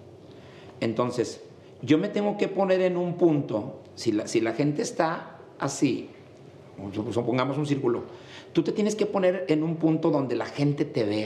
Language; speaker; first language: Spanish; native; Spanish